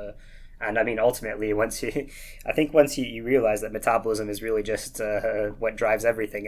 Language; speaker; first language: English; native; English